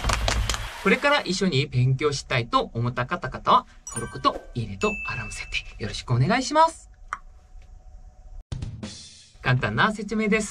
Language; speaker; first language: Japanese; non-native, fluent; Korean